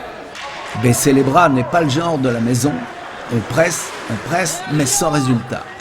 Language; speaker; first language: French; native; French